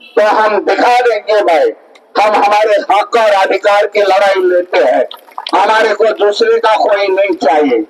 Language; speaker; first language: Hindi; non-native, local second language; Marathi